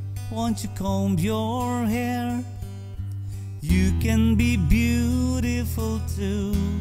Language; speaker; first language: English; non-native, local second language; Filipino